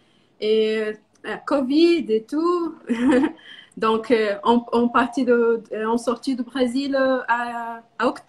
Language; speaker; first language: French; non-native, learner; Portuguese